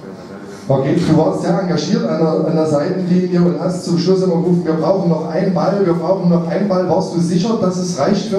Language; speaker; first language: German; native; German